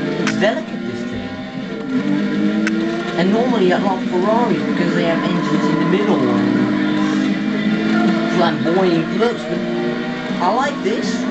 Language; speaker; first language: English; non-native, fluent; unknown